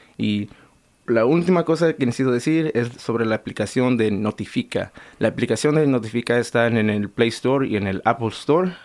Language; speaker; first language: Spanish; native; Spanish